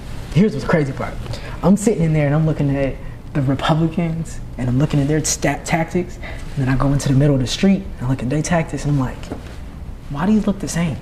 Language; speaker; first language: English; native; English